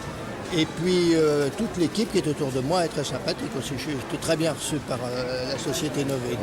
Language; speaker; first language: French; native; French